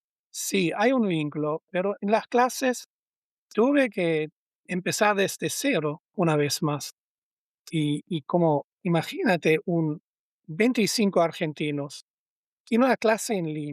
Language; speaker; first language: Spanish; non-native, learner; German